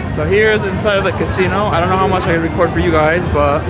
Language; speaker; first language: English; native; English